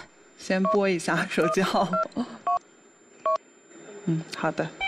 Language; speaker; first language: Chinese; native; Chinese